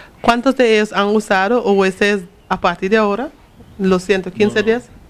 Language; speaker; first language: Spanish; non-native, fluent; English